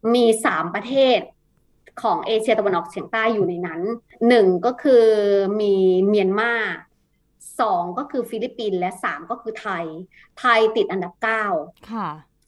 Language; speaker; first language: Thai; native; Thai